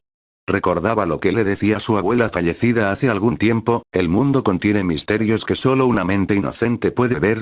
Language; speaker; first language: Spanish; native; Spanish